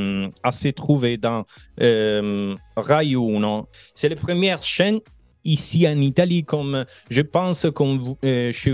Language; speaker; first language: French; non-native, learner; Italian